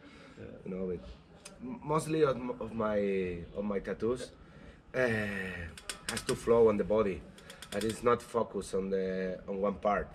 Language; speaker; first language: English; non-native, learner; Spanish